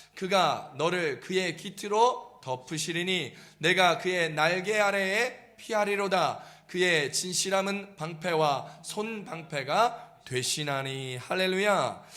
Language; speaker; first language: Korean; native; Korean